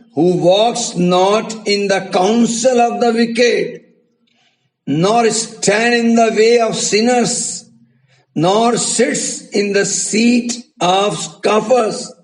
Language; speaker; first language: English; non-native, local second language; Hindi